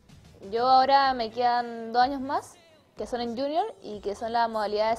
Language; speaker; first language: Spanish; native; Spanish